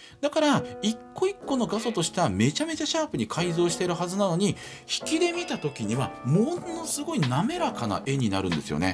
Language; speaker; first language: Japanese; native; Japanese